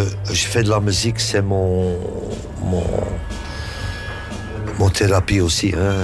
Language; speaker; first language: French; non-native, local second language; Dutch